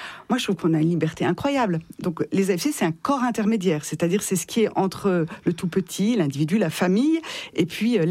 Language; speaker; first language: French; native; French